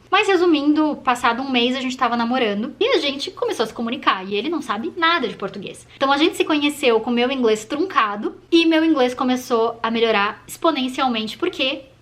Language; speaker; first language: Portuguese; native; Portuguese